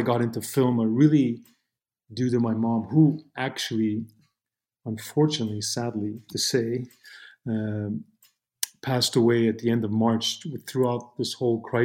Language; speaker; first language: English; non-native, fluent; Italian